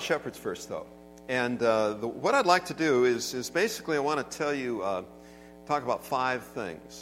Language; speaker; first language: English; native; English